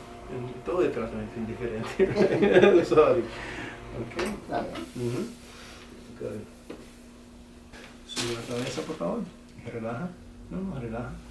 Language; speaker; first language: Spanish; non-native, learner; English